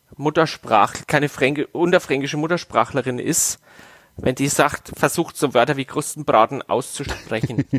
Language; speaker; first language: German; native; German